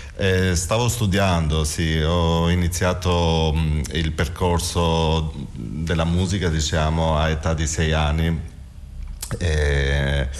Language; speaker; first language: Italian; non-native, fluent; Albanian